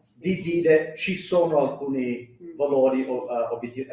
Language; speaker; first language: Italian; non-native, fluent; English